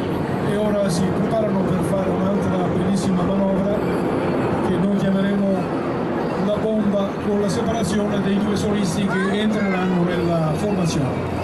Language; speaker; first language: Italian; native; Italian